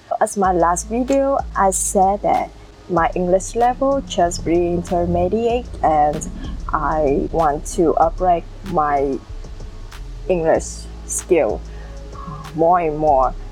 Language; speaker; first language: English; non-native, learner; Vietnamese